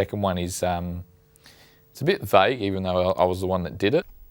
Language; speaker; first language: English; native; English